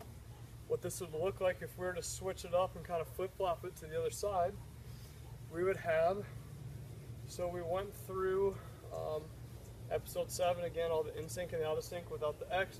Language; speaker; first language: English; native; English